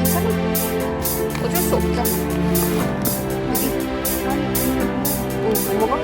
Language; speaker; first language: Korean; non-native, learner; Filipino